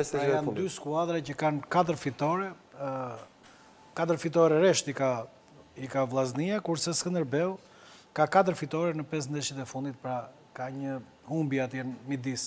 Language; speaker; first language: Albanian; native; Albanian